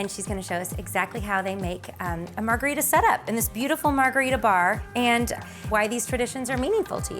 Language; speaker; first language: English; native; English